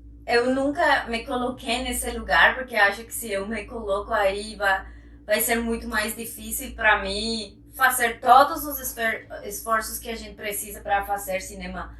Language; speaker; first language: Portuguese; non-native, fluent; Spanish